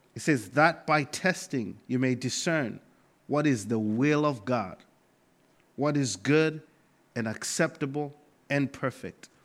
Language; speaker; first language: English; non-native, local second language; Nyanja